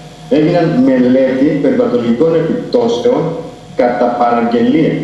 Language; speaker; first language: Greek; native; Greek